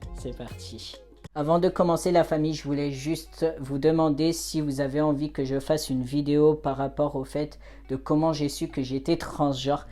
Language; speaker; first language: French; native; French